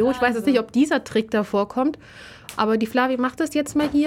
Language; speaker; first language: German; native; German